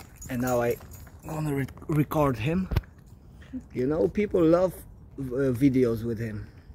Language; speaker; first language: English; non-native, learner; Polish